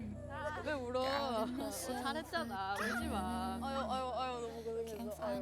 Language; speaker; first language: Korean; native; Korean